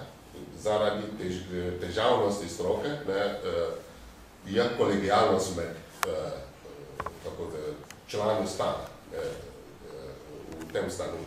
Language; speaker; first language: Slovenian; non-native, fluent; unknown